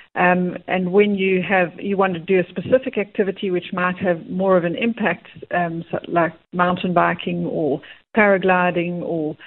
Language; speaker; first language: English; native; English